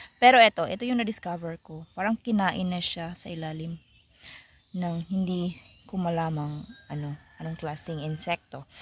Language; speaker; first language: Filipino; non-native, local second language; Cebuano